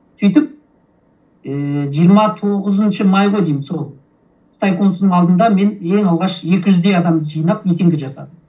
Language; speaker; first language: Kazakh; early bilingual, heritage; Kazakh